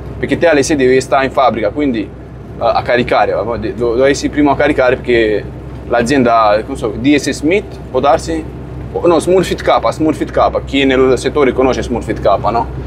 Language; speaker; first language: Italian; non-native, fluent; Romanian